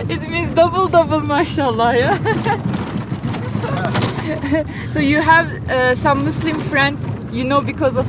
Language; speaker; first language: English; non-native, learner; Turkish